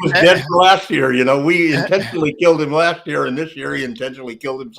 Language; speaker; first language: English; native; English